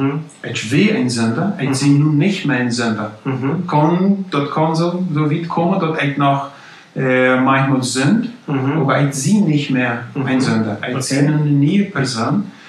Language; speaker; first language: German; non-native, local second language; Plautdietsch